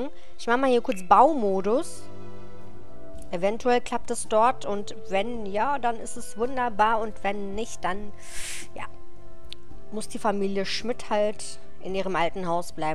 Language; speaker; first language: German; native; German